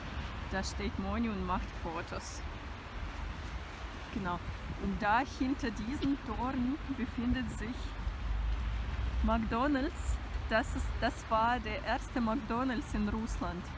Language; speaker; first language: German; non-native, fluent; Russian